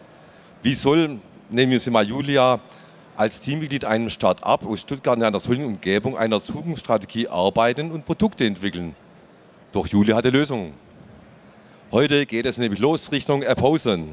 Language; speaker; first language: German; native; German